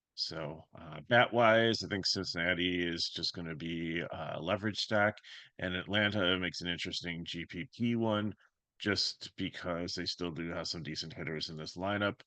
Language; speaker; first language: English; native; English